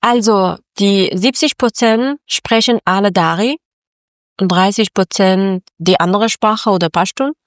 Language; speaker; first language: German; non-native, learner; Persian